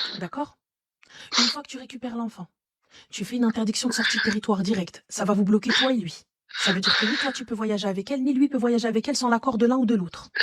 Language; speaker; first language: French; native; French